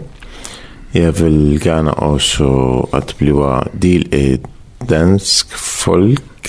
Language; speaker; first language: Danish; non-native, learner; Arabic